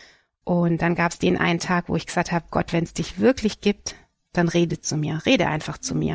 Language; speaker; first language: German; native; German